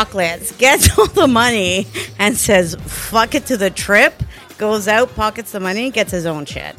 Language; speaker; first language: English; non-native, fluent; Spanish